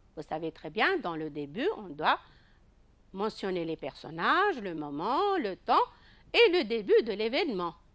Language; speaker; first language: French; non-native, local second language; Arabic